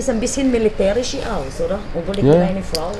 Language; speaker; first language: German; non-native, fluent; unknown